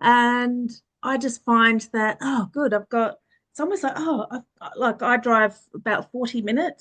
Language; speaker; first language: English; early bilingual, other home language; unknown